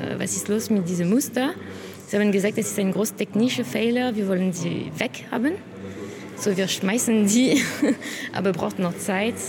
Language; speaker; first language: German; non-native, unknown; French